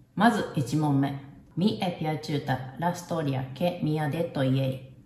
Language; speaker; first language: Italian; non-native, learner; Japanese